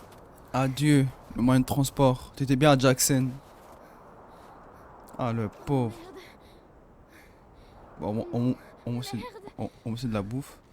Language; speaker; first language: French; native; French